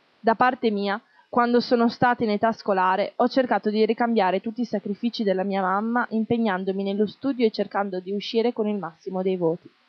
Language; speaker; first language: Italian; non-native, fluent; Arabic